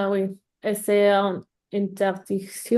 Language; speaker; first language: French; non-native, learner; English